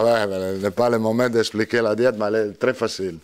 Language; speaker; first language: French; non-native, learner; Italian